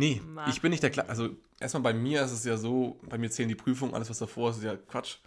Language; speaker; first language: German; native; German